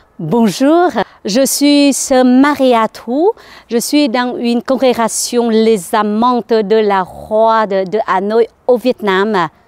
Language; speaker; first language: French; non-native, learner; Vietnamese